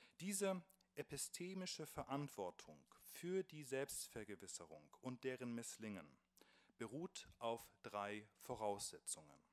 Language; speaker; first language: German; native; German